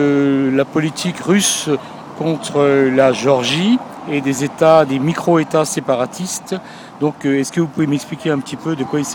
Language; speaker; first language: French; native; French